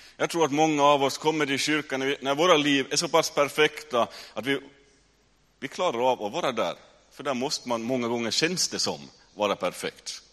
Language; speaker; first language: Swedish; native; Swedish